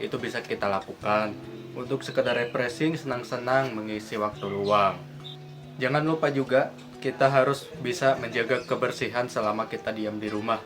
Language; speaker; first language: Indonesian; native; Indonesian